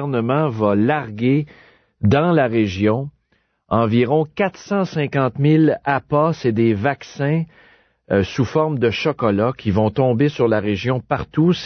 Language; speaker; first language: French; native; French